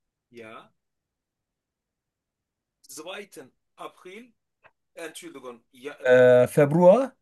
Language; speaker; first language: German; non-native, learner; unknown